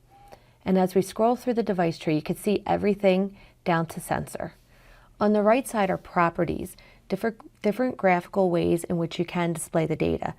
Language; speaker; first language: English; native; English